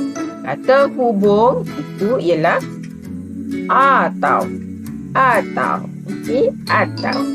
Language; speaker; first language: Malay; native; Malay